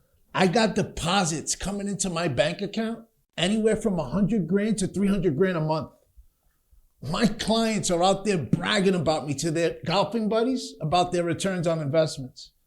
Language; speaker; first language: English; native; English